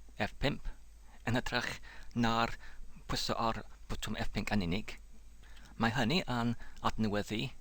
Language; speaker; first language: Welsh; non-native, fluent; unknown